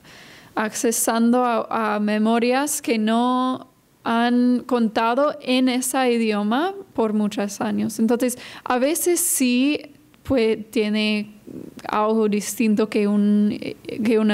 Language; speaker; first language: Spanish; non-native, fluent; English